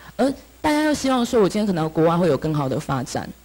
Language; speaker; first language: Chinese; native; Chinese